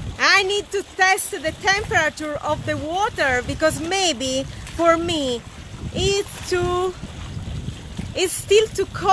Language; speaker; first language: English; non-native, learner; Italian